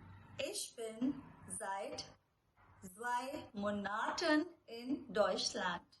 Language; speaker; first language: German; non-native, fluent; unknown